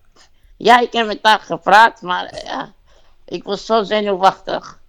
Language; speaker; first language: Dutch; non-native, fluent; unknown